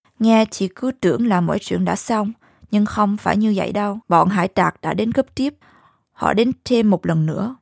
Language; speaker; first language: Vietnamese; early bilingual, heritage; Vietnamese